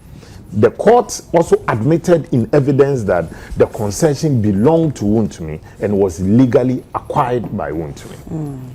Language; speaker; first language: English; non-native, local second language; Akan